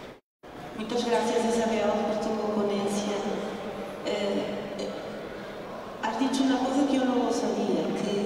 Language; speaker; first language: Spanish; non-native, learner; Portuguese